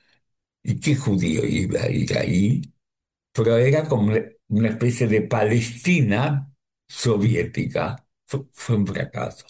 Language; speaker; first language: Spanish; early bilingual, other home language; Yiddish